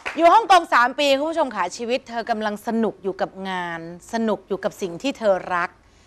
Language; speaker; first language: Thai; native; Thai